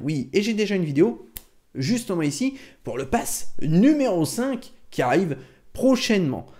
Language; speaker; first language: French; native; French